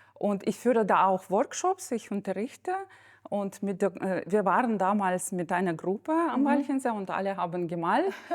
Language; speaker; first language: German; non-native, fluent; Ukrainian